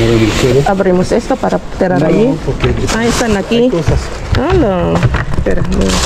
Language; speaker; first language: Spanish; non-native, fluent; Filipino